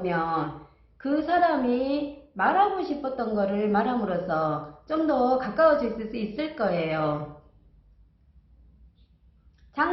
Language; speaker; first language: Korean; native; Korean